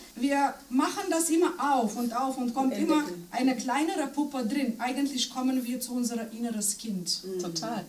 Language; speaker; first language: German; non-native, fluent; Macedonian